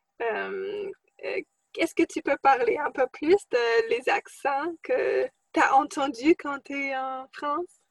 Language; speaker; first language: French; non-native, fluent; English